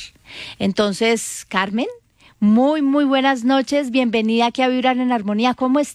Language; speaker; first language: Spanish; native; Spanish